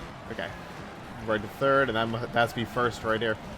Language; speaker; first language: English; native; English